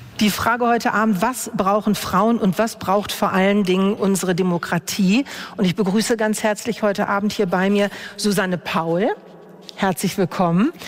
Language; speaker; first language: German; native; German